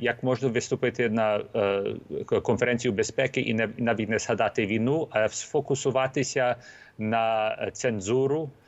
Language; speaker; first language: Ukrainian; early bilingual, heritage; Ukrainian